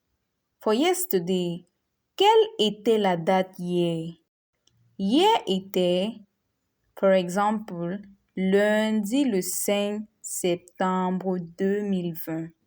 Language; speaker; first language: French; non-native, fluent; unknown